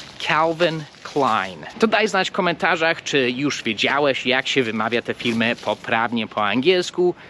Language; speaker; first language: Polish; non-native, fluent; English